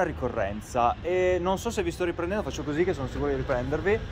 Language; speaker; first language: Italian; native; Italian